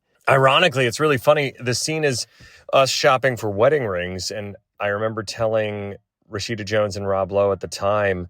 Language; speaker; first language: English; native; English